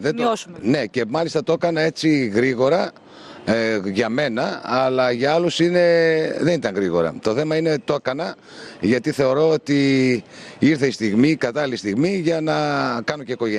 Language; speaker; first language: Greek; native; Greek